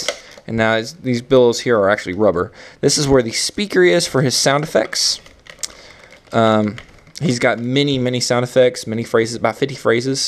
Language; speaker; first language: English; native; English